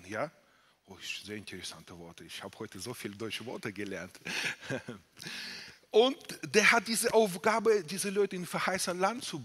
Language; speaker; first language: German; non-native, fluent; Russian